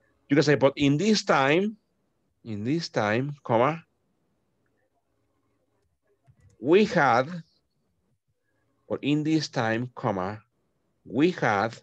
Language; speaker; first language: English; non-native, fluent; Spanish